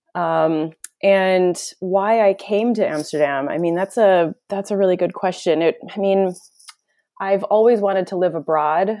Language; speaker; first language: English; native; English